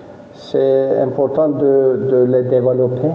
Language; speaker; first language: French; non-native, fluent; Turkish